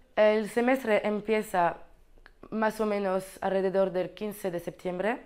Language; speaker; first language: Spanish; non-native, learner; French